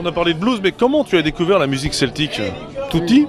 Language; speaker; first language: French; native; French